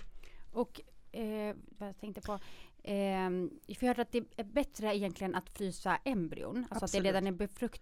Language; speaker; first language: Swedish; native; Swedish